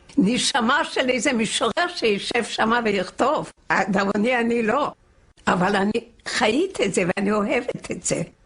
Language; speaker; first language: Hebrew; non-native, fluent; Yiddish